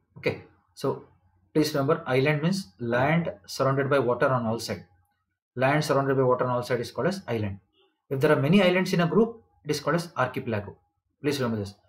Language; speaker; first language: English; non-native, local second language; Kannada